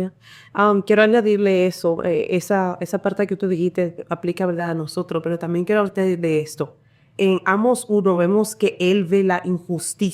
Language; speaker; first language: Spanish; early bilingual, heritage; Spanish